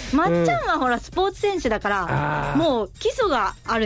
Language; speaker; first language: Japanese; native; Japanese